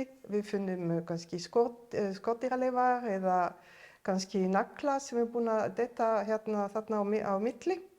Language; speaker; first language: Icelandic; non-native, fluent; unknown